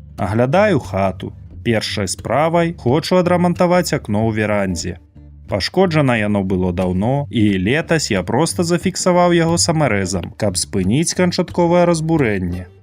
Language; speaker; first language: Belarusian; native; Belarusian